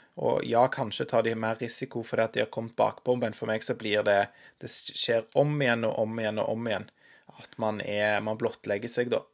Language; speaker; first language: Norwegian; native; Norwegian